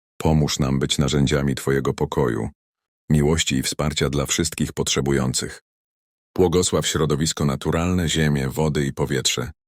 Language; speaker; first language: Polish; native; Polish